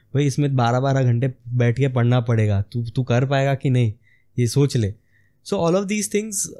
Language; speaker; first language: Hindi; non-native, local second language; Gujarati